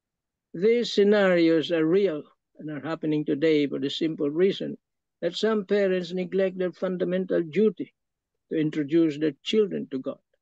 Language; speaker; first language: English; non-native, local second language; Filipino